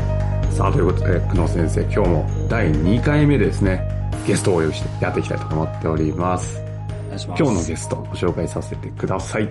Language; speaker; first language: Japanese; native; Japanese